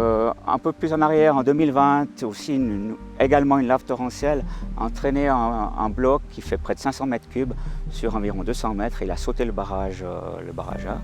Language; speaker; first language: French; native; French